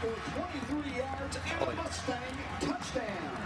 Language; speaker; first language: English; native; English